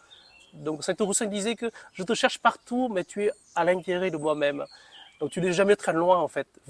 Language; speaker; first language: French; non-native, fluent; Vietnamese